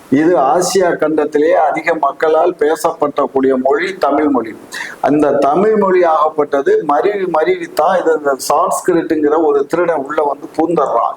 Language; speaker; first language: Tamil; non-native, local second language; Telugu